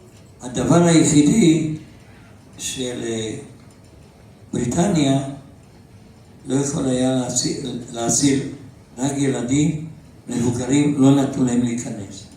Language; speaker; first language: Hebrew; non-native, fluent; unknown